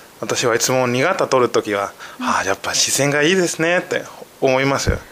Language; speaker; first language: Japanese; non-native, fluent; Spanish